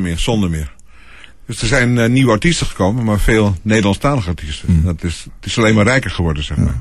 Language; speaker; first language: Dutch; native; Dutch